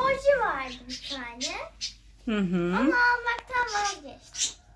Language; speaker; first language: Turkish; native; Turkish